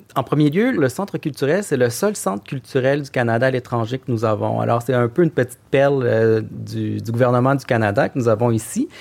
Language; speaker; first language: French; native; French